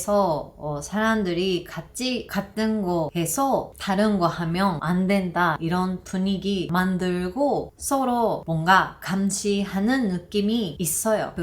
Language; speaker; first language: Korean; non-native, learner; Japanese